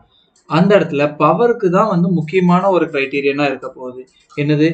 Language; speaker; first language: Tamil; native; Tamil